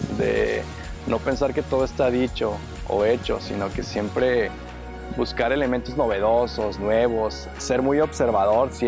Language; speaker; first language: Spanish; native; Spanish